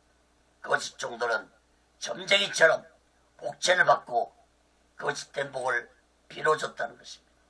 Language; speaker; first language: Korean; native; Korean